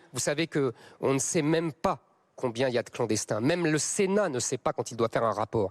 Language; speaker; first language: French; native; French